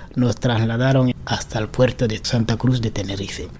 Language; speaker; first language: Spanish; non-native, fluent; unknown